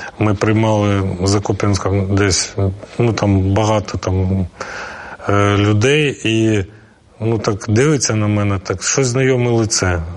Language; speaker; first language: Ukrainian; non-native, local second language; Russian